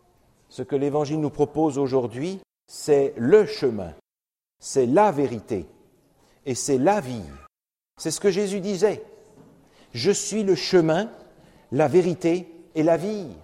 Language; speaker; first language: French; native; French